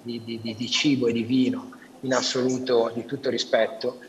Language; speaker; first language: Italian; native; Italian